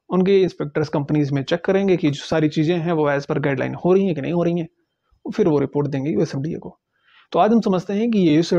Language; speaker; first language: Hindi; native; Hindi